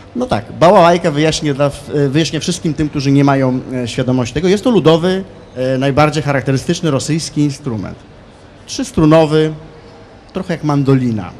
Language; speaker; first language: Polish; native; Polish